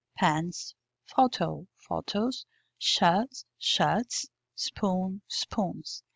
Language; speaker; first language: English; non-native, fluent; Albanian